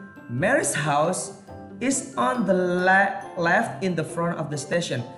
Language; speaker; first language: English; non-native, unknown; Indonesian